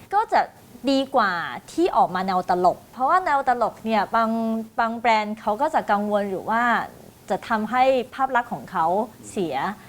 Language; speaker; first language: Thai; early bilingual, other home language; Chinese